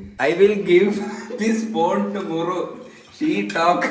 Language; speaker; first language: English; non-native, learner; Malayalam